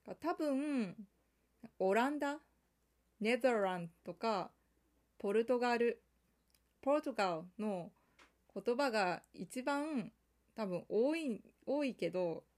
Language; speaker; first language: Japanese; non-native, fluent; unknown